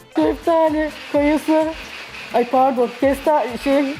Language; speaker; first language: Turkish; native; Turkish